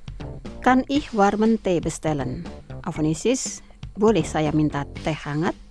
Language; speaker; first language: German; non-native, fluent; Indonesian